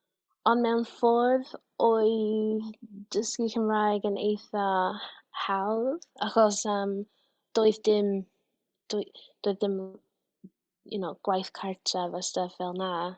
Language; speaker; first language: Welsh; non-native, fluent; English